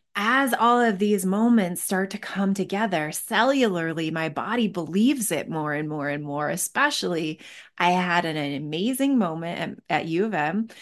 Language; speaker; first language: English; native; English